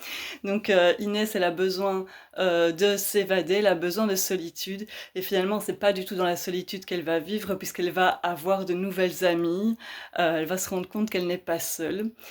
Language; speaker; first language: French; native; French